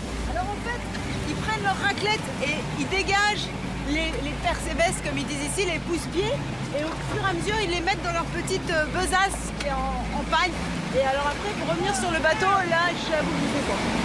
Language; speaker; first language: French; native; French